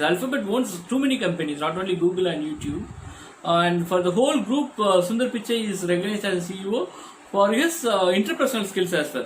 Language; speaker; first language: English; non-native, local second language; Tamil